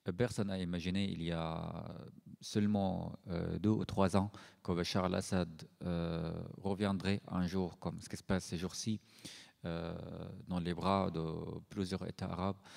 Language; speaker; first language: French; non-native, fluent; Arabic